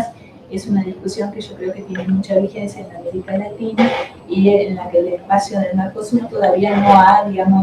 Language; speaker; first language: Spanish; native; Spanish